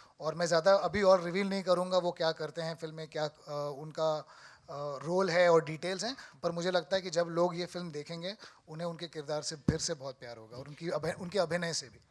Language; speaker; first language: Hindi; native; Hindi